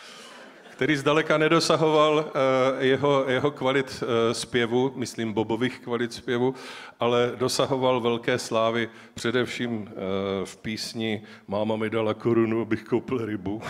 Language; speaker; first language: Czech; native; Czech